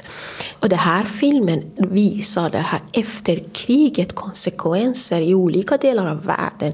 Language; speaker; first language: Swedish; non-native, fluent; Persian